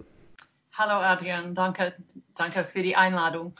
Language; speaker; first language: German; non-native, learner; English